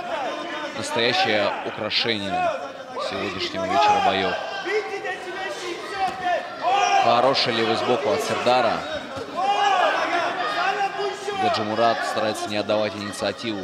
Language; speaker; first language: Russian; native; Russian